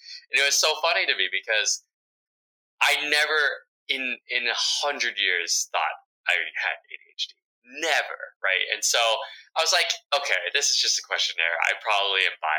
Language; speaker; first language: English; early bilingual, other home language; Vietnamese